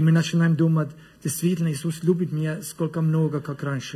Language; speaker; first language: Russian; non-native, learner; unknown